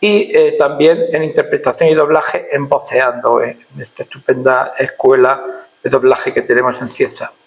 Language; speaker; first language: Spanish; native; Spanish